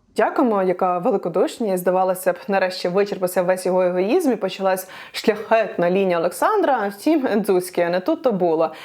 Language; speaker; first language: Ukrainian; non-native, local second language; Russian